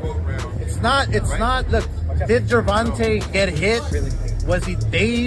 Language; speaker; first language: English; native; English